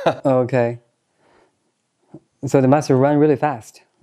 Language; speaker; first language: English; non-native, fluent; Chinese